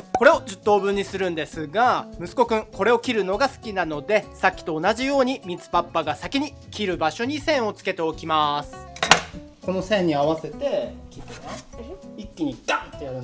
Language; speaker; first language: Japanese; native; Japanese